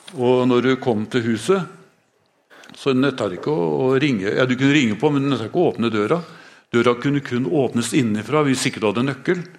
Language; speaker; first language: Norwegian; native; Norwegian